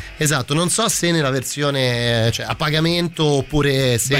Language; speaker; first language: Italian; native; Italian